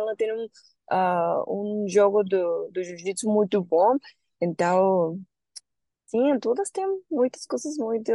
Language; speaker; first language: Portuguese; non-native, learner; Spanish